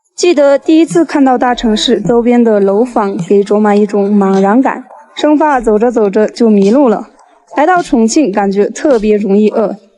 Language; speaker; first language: Chinese; non-native, local second language; Tibetan